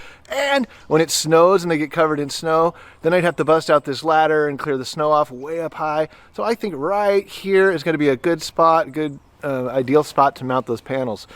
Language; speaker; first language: English; native; English